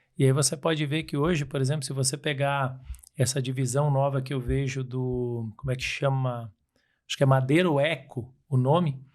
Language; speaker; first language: Portuguese; native; Portuguese